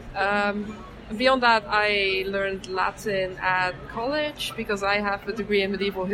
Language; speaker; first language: English; non-native, fluent; Dutch